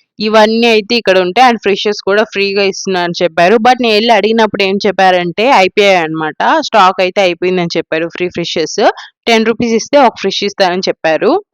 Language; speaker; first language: Telugu; non-native, local second language; Tamil